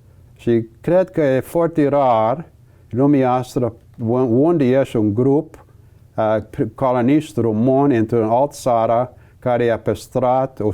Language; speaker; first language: Romanian; early bilingual, heritage; English